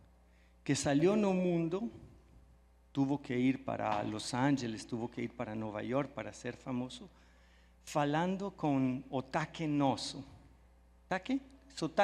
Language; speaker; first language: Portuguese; non-native, fluent; Spanish